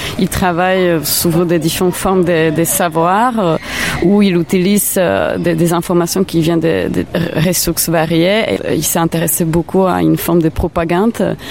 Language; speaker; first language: French; non-native, fluent; Czech